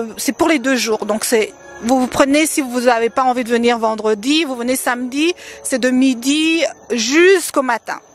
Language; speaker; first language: French; non-native, local second language; Lingala